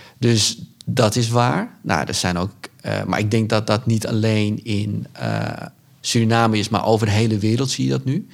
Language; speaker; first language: Dutch; early bilingual, other home language; Sranan Tongo